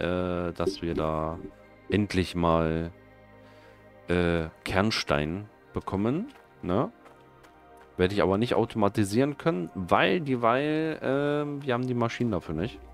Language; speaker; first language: German; native; German